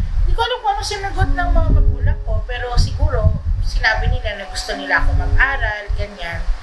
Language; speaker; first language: Filipino; non-native, local second language; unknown